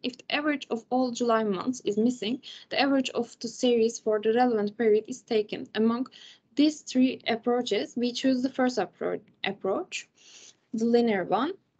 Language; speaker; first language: English; non-native, fluent; Turkish